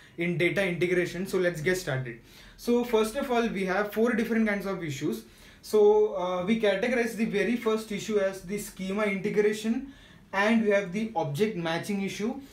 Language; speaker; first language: English; non-native, local second language; Marathi